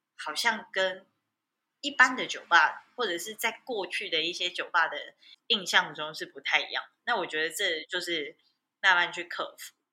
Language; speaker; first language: Chinese; native; Chinese